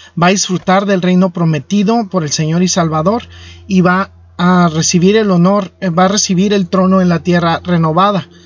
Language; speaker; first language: Spanish; native; Spanish